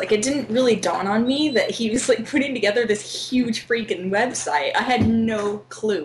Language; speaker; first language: English; native; English